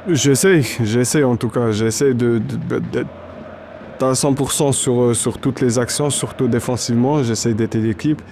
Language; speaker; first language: French; non-native, local second language; Arabic